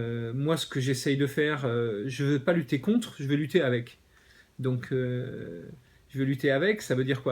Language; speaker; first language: French; native; French